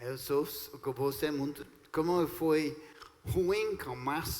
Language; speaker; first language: Portuguese; non-native, fluent; English